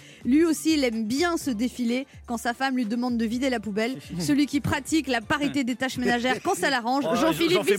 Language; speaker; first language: French; native; French